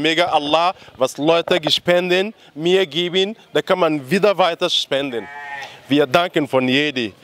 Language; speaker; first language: German; non-native, learner; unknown